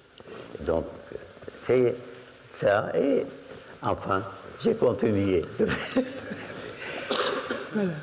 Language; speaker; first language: French; non-native, fluent; Arabic